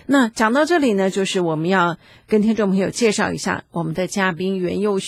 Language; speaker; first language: Chinese; native; Chinese